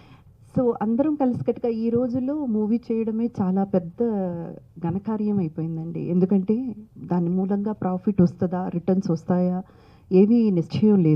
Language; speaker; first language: Telugu; native; Telugu